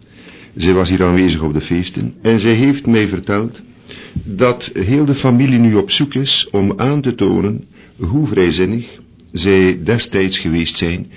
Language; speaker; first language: Dutch; native; Dutch